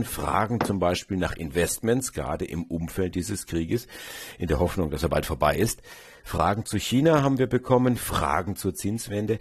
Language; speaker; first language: German; native; German